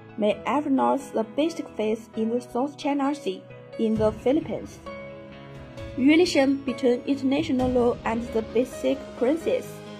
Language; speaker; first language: English; non-native, learner; Chinese